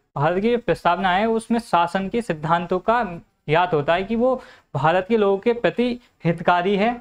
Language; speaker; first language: Hindi; native; Hindi